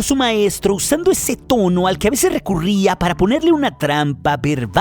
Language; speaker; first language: Spanish; native; Spanish